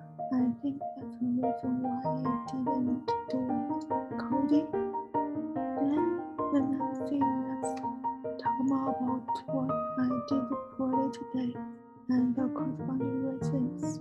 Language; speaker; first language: English; non-native, learner; Chinese